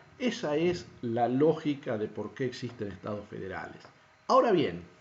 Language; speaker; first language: Spanish; native; Spanish